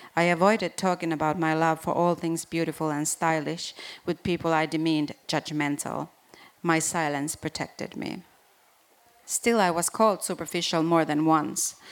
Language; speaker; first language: English; non-native, fluent; Finnish